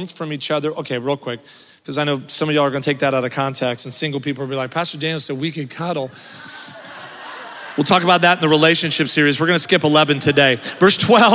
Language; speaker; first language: English; native; English